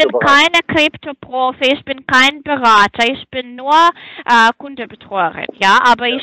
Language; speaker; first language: German; non-native, fluent; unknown